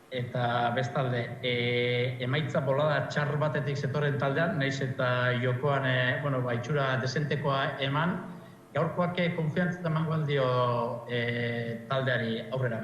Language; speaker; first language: Basque; native; Basque